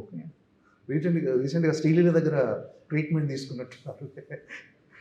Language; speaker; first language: Telugu; native; Telugu